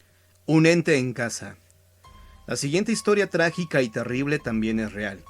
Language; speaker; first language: Spanish; native; Spanish